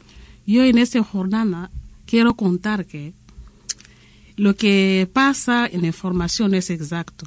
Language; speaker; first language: Spanish; non-native, learner; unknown